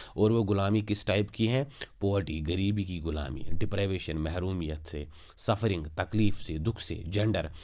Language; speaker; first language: Hindi; non-native, local second language; Kashmiri